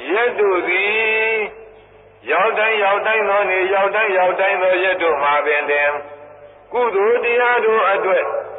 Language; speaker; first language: Burmese; native; Burmese